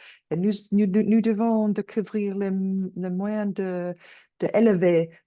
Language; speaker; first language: French; non-native, learner; English